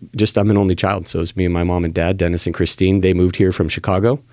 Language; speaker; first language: English; native; English